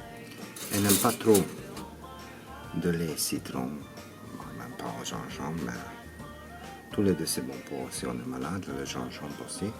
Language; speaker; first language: French; non-native, learner; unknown